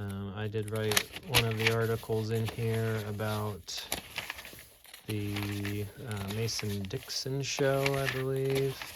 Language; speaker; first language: English; native; English